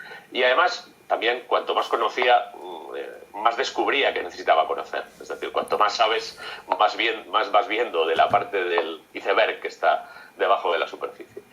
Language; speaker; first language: Spanish; native; Spanish